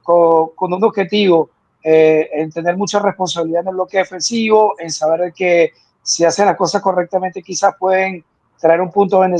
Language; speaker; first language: Spanish; native; Spanish